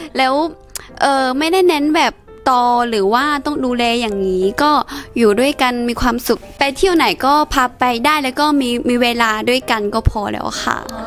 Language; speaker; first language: Thai; non-native, fluent; Chinese